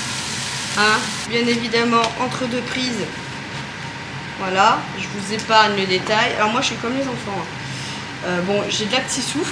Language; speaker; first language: French; native; French